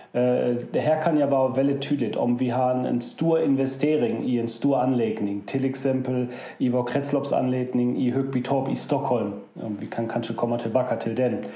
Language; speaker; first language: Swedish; non-native, fluent; German